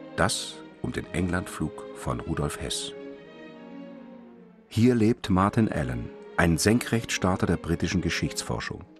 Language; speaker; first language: German; native; German